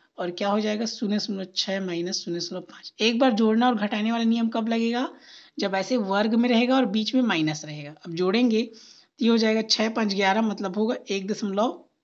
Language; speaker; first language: Hindi; native; Hindi